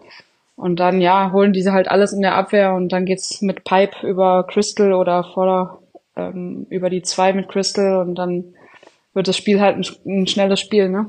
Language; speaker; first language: German; native; German